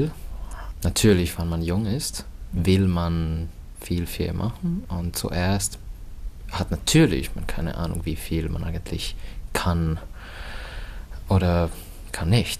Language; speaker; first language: German; non-native, learner; Finnish